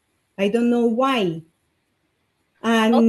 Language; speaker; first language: English; non-native, learner; Spanish